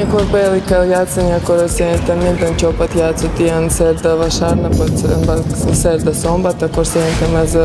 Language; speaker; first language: Hungarian; non-native, learner; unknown